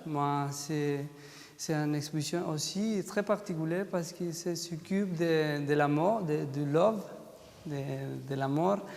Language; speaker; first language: French; non-native, fluent; Spanish